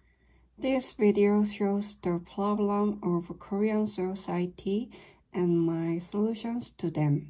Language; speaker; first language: English; non-native, learner; Korean